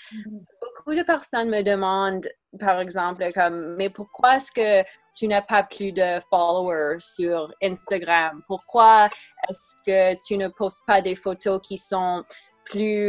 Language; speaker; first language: French; non-native, fluent; English